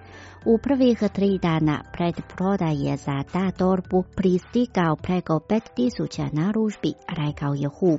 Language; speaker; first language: Croatian; non-native, fluent; Chinese